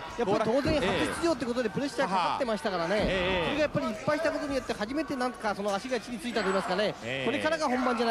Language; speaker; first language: Japanese; native; Japanese